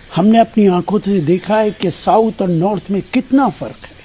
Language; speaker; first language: Hindi; native; Hindi